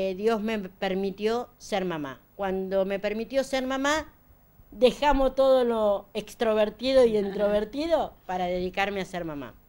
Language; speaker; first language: Spanish; native; Spanish